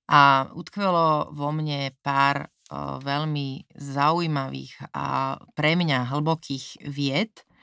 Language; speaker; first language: Slovak; native; Slovak